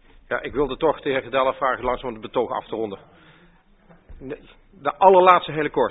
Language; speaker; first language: Dutch; native; Dutch